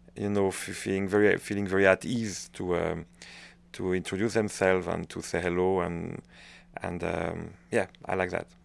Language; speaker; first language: English; non-native, fluent; French